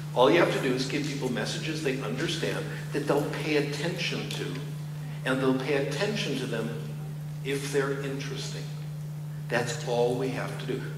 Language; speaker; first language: English; native; English